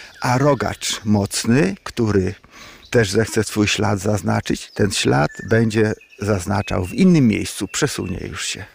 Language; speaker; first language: Polish; native; Polish